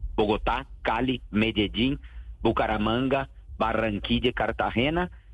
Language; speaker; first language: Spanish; non-native, fluent; Portuguese